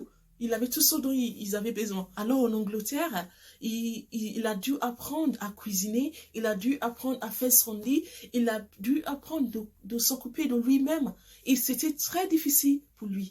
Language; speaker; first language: French; non-native, fluent; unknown